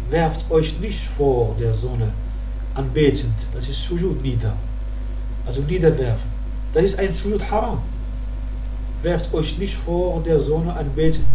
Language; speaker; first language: German; non-native, learner; Arabic